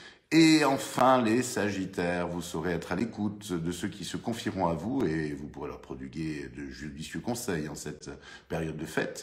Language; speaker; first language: French; native; French